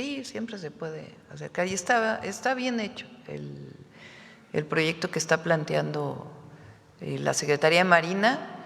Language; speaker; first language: Spanish; native; Spanish